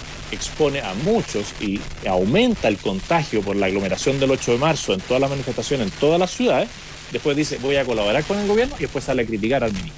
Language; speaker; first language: Spanish; native; Spanish